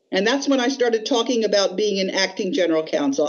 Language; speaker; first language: English; native; English